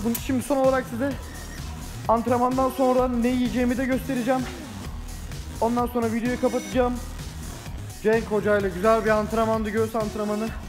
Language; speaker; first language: Turkish; native; Turkish